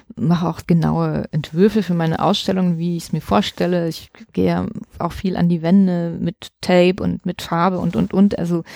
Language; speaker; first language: German; native; German